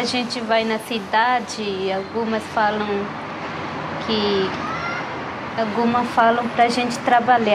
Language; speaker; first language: Portuguese; non-native, local second language; Guarani